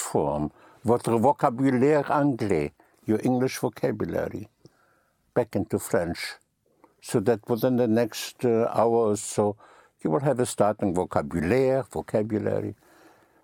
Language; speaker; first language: English; non-native, fluent; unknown